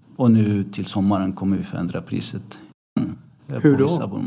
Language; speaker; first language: Swedish; early bilingual, other home language; Arabic